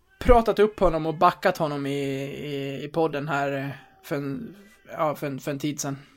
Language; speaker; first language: Swedish; native; Swedish